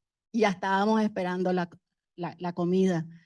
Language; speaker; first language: Spanish; native; Spanish